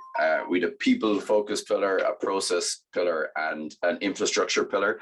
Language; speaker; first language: English; native; English